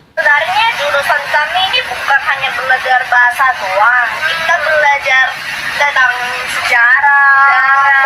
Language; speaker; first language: Indonesian; non-native, fluent; Korean